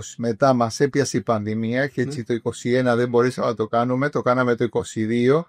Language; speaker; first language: Greek; early bilingual, heritage; Greek